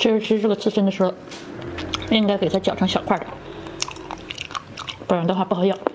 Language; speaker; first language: Chinese; native; Chinese